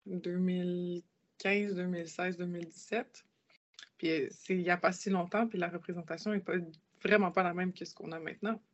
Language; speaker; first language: French; native; French